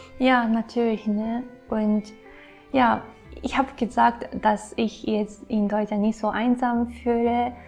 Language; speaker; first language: German; non-native, fluent; Japanese